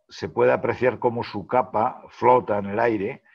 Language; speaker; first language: Spanish; native; Spanish